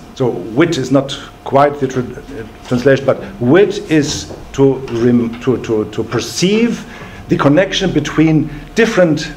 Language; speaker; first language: English; non-native, fluent; German